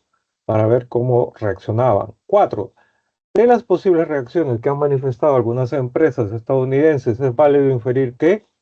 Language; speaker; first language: Spanish; native; Spanish